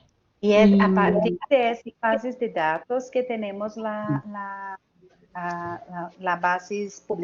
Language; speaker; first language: Spanish; non-native, learner; Portuguese